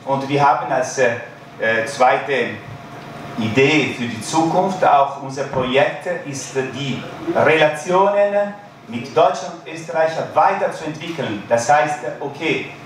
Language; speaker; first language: German; non-native, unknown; Italian